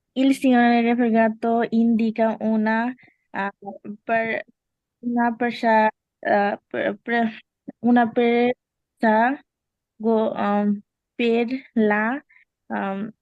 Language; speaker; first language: Italian; non-native, learner; Bangla